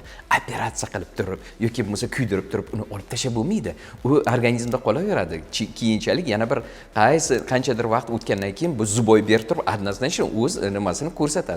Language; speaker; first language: Uzbek; native; Uzbek